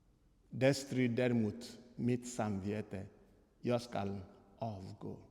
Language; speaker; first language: Swedish; non-native, fluent; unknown